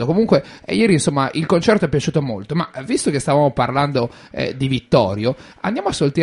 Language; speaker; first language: Italian; native; Italian